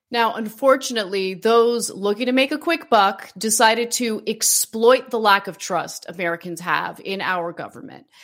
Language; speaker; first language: English; early bilingual, other home language; Armenian